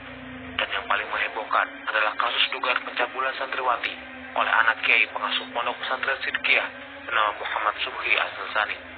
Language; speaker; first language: Indonesian; native; Indonesian